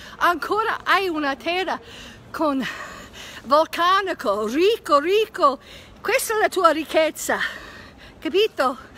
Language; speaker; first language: Italian; non-native, learner; English